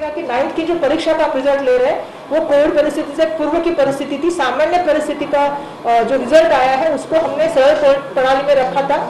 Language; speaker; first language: Hindi; non-native, local second language; Marathi